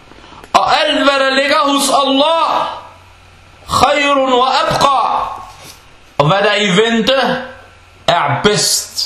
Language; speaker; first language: Danish; non-native, fluent; Arabic